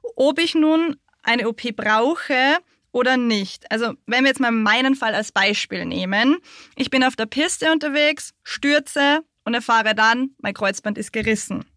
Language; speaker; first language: German; native; German